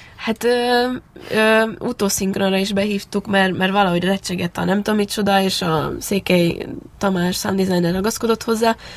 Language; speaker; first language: Hungarian; early bilingual, heritage; Hungarian